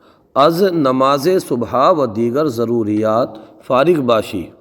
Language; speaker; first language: Persian; non-native, fluent; Urdu